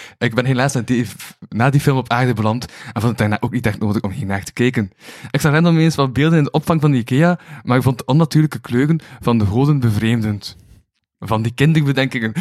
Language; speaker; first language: Dutch; native; Dutch